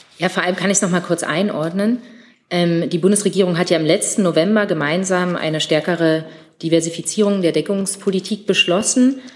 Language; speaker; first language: German; native; German